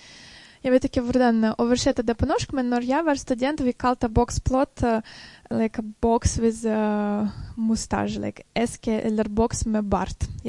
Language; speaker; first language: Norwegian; non-native, fluent; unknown